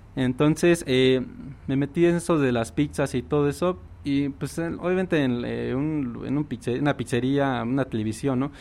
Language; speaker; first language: Spanish; non-native, local second language; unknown